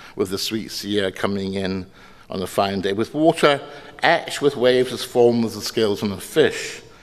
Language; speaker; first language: English; native; English